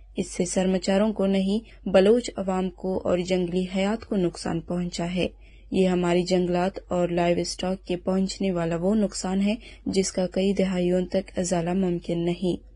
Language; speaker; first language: Urdu; non-native, local second language; Baluchi